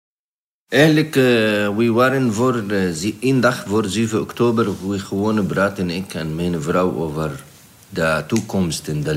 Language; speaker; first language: Dutch; non-native, learner; Arabic